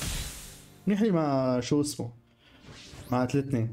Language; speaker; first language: Arabic; native; Arabic